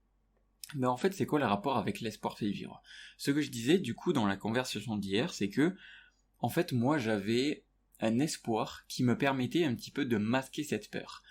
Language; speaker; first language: French; native; French